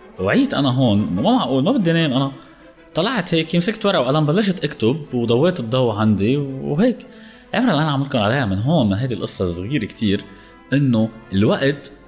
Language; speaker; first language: Arabic; native; Arabic